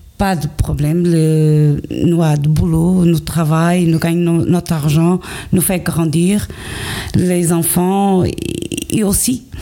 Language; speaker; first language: French; non-native, learner; Portuguese